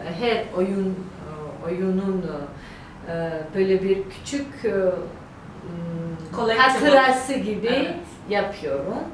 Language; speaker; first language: Turkish; non-native, learner; Georgian